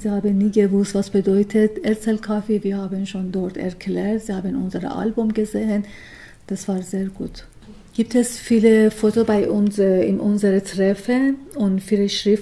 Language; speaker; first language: German; non-native, learner; Persian